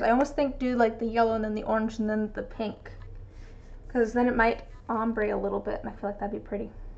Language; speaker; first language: English; native; English